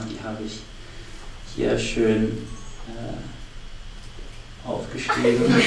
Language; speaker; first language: German; native; German